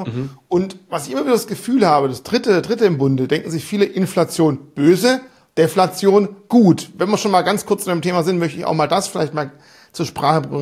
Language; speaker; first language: German; native; German